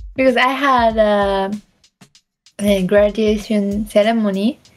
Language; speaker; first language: English; non-native, learner; Japanese